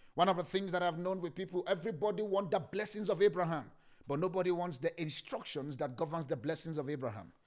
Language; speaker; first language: English; non-native, local second language; Yoruba